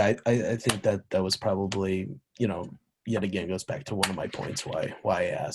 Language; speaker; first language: English; native; English